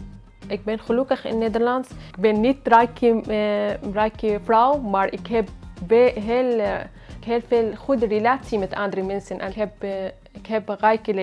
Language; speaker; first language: Dutch; non-native, learner; Arabic